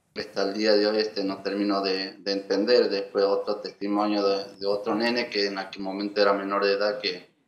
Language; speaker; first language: Spanish; native; Spanish